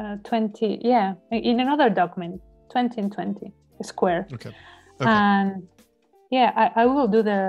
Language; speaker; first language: English; non-native, learner; Spanish